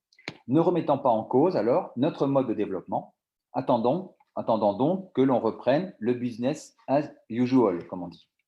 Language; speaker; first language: French; native; French